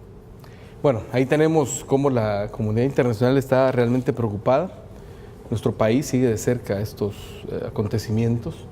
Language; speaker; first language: Spanish; native; Spanish